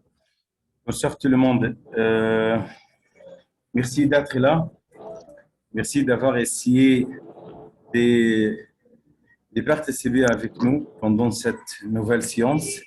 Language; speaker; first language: French; non-native, fluent; Arabic